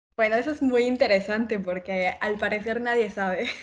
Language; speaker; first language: Spanish; native; Spanish